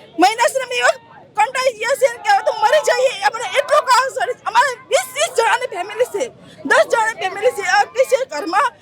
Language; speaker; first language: Gujarati; native; Gujarati